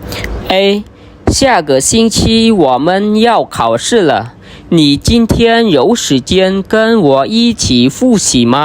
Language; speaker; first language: Chinese; non-native, fluent; Khmer